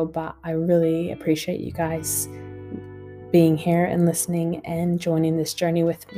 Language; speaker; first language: English; native; English